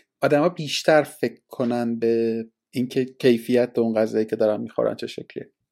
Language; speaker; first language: Persian; native; Persian